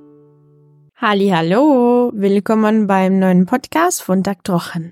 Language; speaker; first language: German; non-native, fluent; Czech